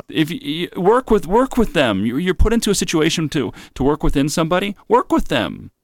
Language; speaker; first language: English; native; English